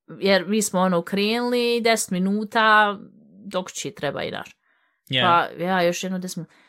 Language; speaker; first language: Bosnian; early bilingual, heritage; Bosnian